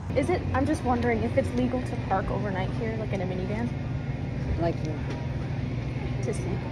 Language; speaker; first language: English; native; English